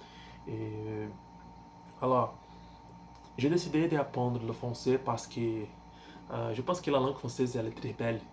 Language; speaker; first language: French; non-native, learner; Portuguese